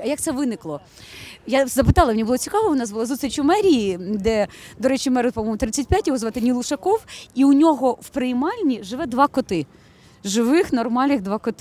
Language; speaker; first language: Ukrainian; native; Ukrainian